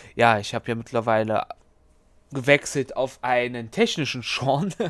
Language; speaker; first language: German; native; German